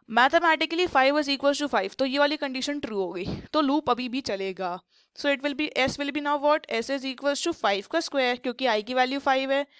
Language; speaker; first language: Hindi; native; Hindi